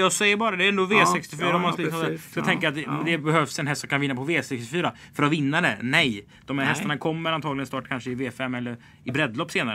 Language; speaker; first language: Swedish; native; Swedish